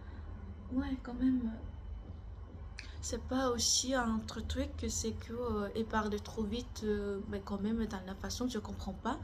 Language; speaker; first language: French; non-native, learner; Korean